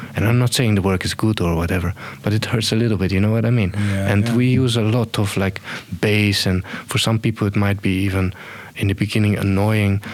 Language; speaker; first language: English; non-native, fluent; Estonian